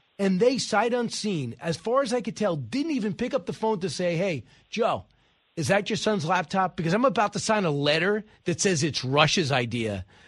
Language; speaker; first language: English; native; English